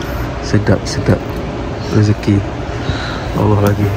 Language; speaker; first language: Malay; native; Malay